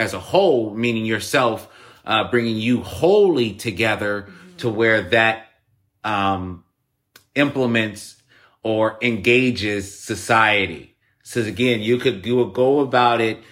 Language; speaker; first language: English; native; English